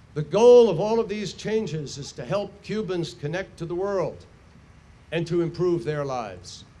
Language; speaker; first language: English; native; English